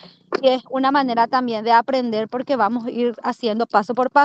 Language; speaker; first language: Spanish; native; Spanish